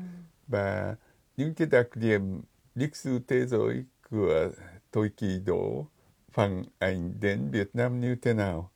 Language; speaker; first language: Vietnamese; non-native, fluent; Japanese